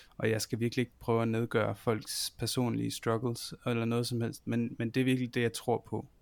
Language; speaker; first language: Danish; native; Danish